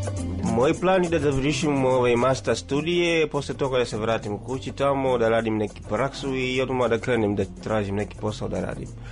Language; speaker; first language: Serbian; non-native, fluent; Swahili